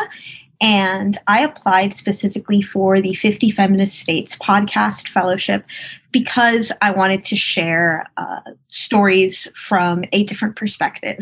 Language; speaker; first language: English; early bilingual, other home language; Spanish